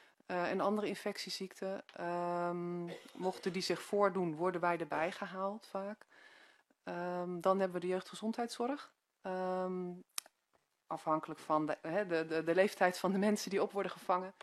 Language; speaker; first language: Dutch; native; Dutch